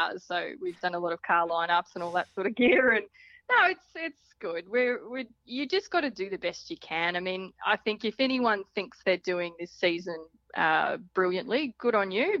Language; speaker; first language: English; native; English